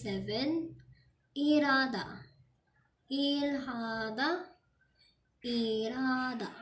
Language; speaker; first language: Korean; non-native, fluent; Filipino